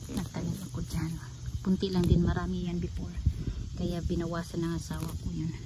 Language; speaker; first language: Filipino; non-native, local second language; Cebuano